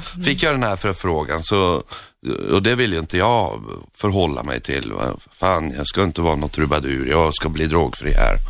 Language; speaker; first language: Swedish; non-native, fluent; Norwegian